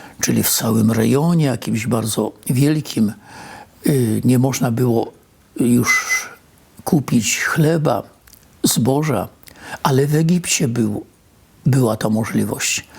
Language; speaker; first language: Polish; native; Polish